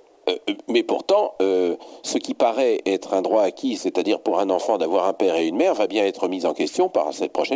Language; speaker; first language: French; native; French